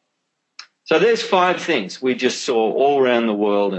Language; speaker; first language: English; native; English